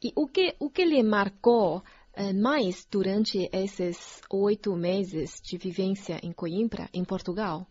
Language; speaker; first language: Portuguese; non-native, fluent; Chinese